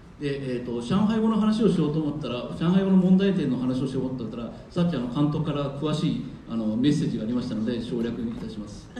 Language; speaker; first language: Japanese; non-native, fluent; Chinese